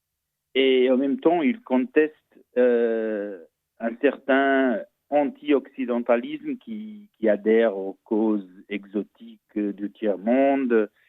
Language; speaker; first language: French; non-native, fluent; Portuguese